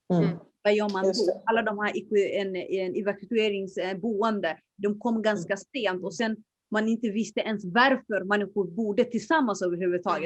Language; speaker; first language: Swedish; early bilingual, other home language; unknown